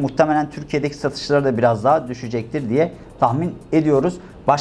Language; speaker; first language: Turkish; native; Turkish